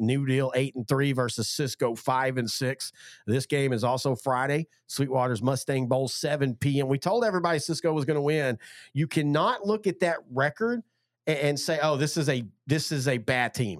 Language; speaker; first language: English; native; English